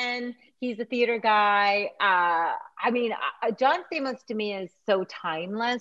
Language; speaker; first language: English; native; English